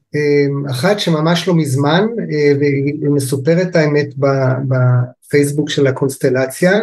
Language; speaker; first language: Hebrew; native; Hebrew